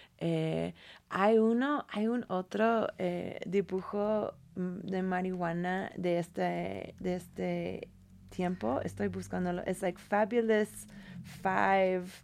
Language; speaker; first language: Spanish; non-native, fluent; English